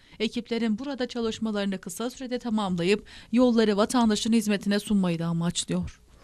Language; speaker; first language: Turkish; native; Turkish